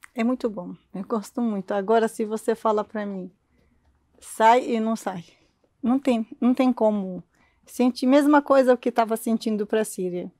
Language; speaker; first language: Portuguese; non-native, learner; Arabic